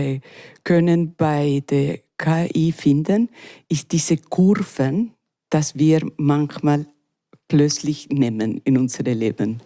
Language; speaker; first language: German; non-native, learner; Spanish